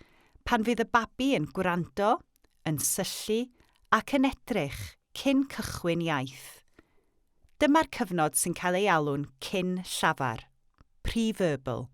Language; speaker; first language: Welsh; native; Welsh